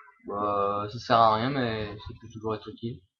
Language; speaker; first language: French; native; French